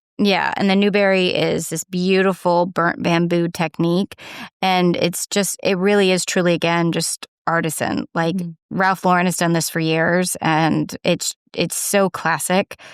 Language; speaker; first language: English; native; English